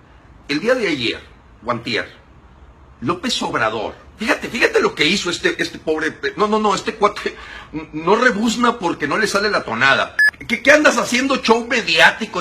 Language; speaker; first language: Spanish; native; Spanish